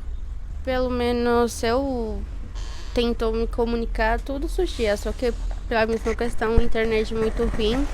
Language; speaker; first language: Portuguese; non-native, fluent; Spanish